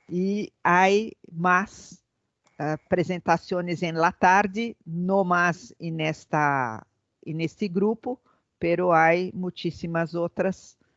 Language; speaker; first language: Spanish; non-native, fluent; Portuguese